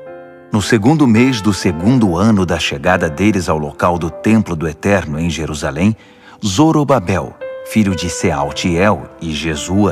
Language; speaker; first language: Portuguese; native; Portuguese